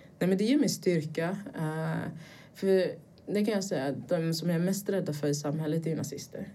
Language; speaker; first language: Swedish; early bilingual, other home language; Portuguese